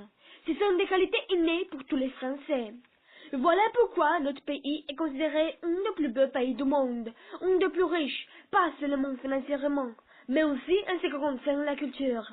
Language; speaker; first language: French; non-native, learner; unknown